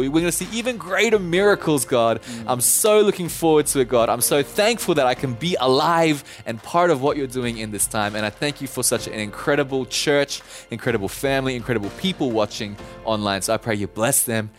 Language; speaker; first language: English; early bilingual, other home language; Japanese